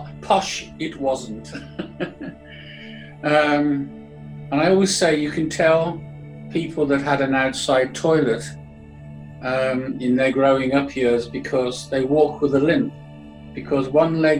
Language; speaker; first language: English; native; English